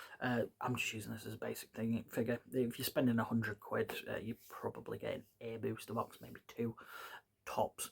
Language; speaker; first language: English; native; English